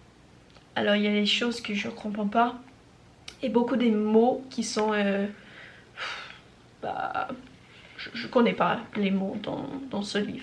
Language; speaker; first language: French; non-native, learner; English